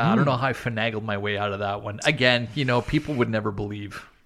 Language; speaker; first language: English; native; English